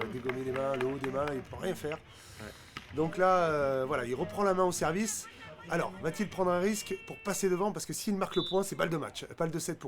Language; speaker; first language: French; native; French